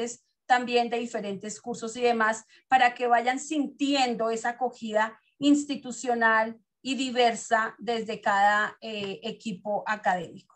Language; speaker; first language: Spanish; native; Spanish